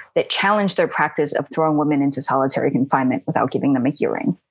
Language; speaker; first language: English; native; English